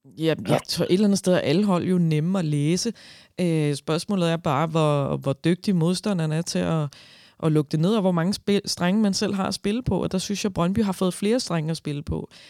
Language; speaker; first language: Danish; native; Danish